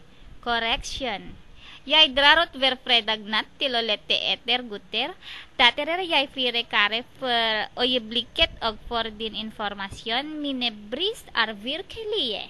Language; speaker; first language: Norwegian; non-native, learner; Filipino